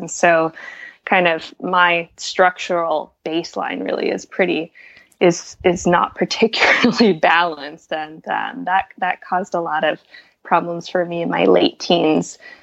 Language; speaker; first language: English; native; English